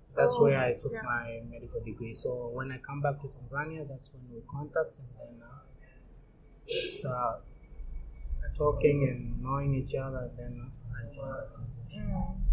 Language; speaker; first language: English; non-native, local second language; Swahili